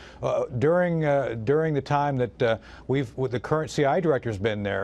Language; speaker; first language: English; native; English